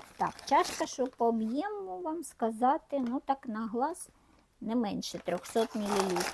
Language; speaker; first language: Ukrainian; non-native, local second language; Russian